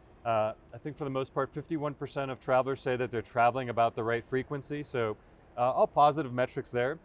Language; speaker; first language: English; native; English